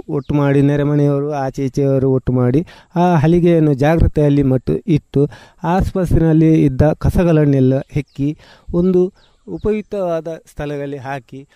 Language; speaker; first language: Kannada; native; Kannada